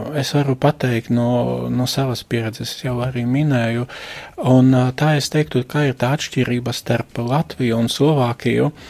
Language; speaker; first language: Latvian; non-native, fluent; Slovak